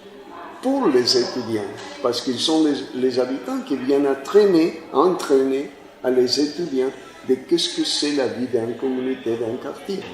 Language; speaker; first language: French; non-native, fluent; Spanish